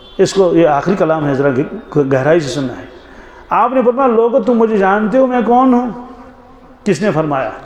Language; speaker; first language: Urdu; non-native, local second language; Kashmiri